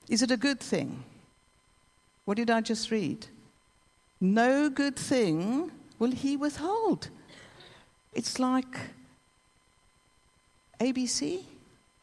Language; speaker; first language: English; native; English